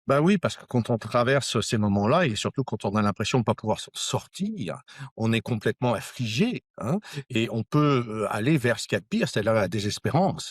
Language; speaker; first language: French; native; French